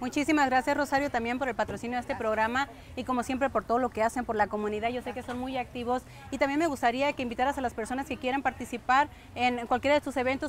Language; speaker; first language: Spanish; native; Spanish